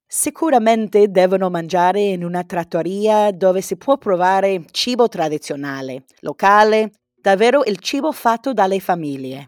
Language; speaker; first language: Italian; non-native, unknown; English